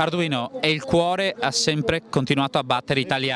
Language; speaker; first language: Italian; native; Italian